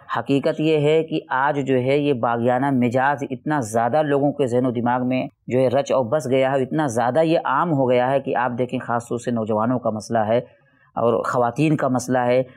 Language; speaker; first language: Urdu; native; Urdu